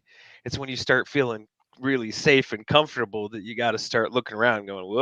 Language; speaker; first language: English; native; English